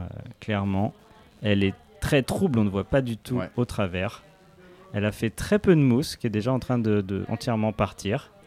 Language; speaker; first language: French; native; French